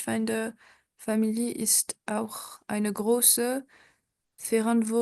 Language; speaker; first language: German; non-native, learner; French